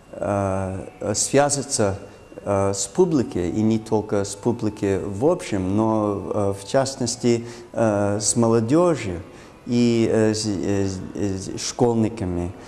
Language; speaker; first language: Russian; non-native, fluent; English